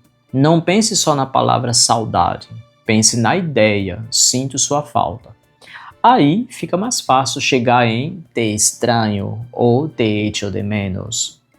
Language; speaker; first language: Portuguese; non-native, fluent; Spanish